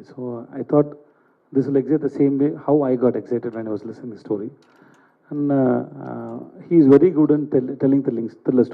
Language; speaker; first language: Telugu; non-native, learner; Tamil